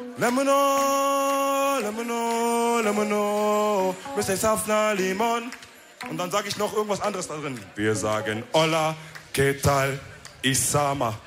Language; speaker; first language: German; early bilingual, other home language; Wolof